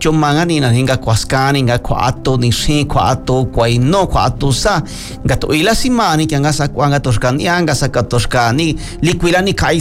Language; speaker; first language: Spanish; non-native, local second language; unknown